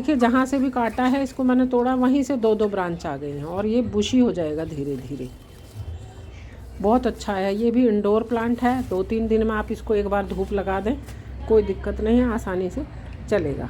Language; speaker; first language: Hindi; native; Hindi